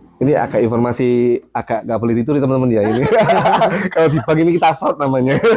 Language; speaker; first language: Indonesian; non-native, local second language; Javanese